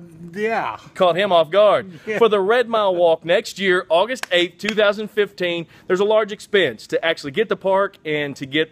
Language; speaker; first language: English; native; English